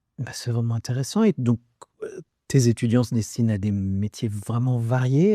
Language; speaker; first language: French; native; French